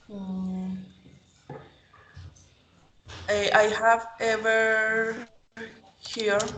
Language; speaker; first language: English; non-native, learner; Spanish